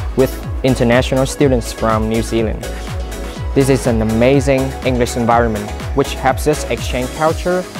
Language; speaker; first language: English; non-native, fluent; Vietnamese